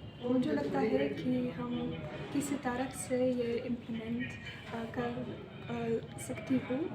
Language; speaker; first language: Hindi; non-native, learner; Russian